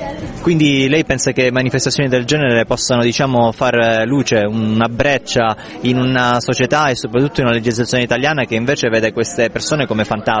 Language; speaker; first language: Italian; native; Italian